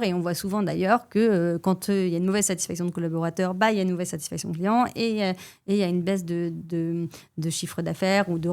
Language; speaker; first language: French; native; French